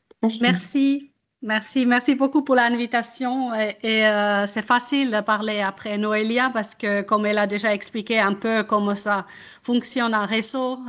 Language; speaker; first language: French; non-native, fluent; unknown